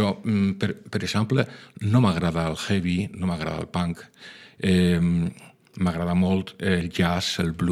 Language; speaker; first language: Catalan; non-native, local second language; Spanish